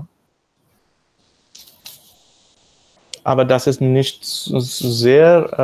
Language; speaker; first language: German; non-native, learner; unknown